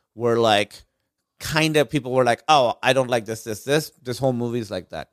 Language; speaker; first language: English; non-native, local second language; Urdu